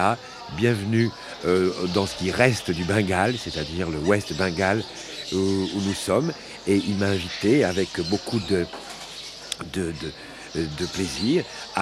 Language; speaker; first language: French; native; French